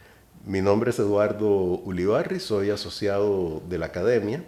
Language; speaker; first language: Spanish; native; Spanish